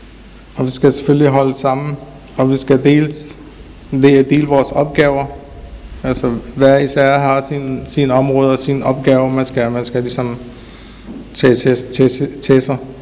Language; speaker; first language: Danish; early bilingual, other home language; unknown